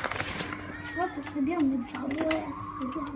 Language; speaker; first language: French; native; French